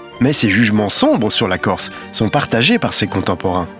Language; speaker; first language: French; native; French